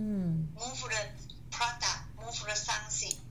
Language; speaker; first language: English; non-native, learner; Chinese